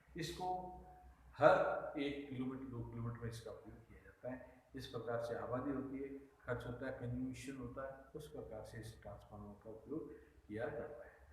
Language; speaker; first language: Hindi; native; Hindi